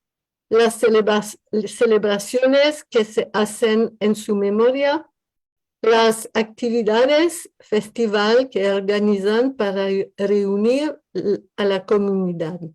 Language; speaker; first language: Spanish; non-native, learner; French